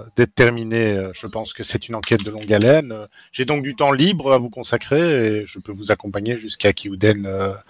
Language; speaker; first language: French; native; French